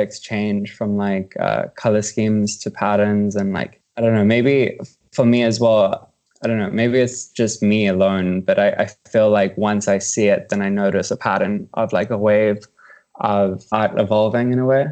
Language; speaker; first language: English; native; English